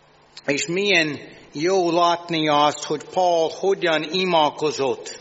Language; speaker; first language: Hungarian; non-native, learner; English